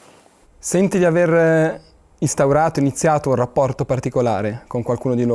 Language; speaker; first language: Italian; native; Italian